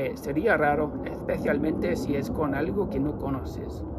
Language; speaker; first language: Spanish; non-native, learner; English